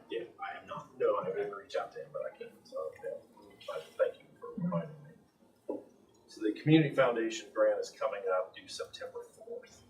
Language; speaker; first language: English; native; English